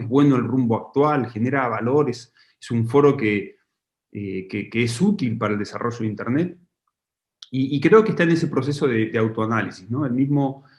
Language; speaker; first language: Spanish; native; Spanish